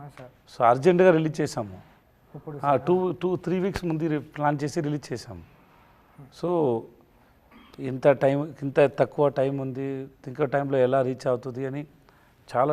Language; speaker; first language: Telugu; non-native, learner; Tamil